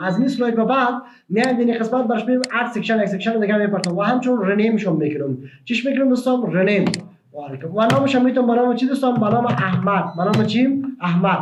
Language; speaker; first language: Persian; native; Persian